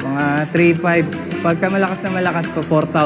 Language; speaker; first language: Filipino; native; Filipino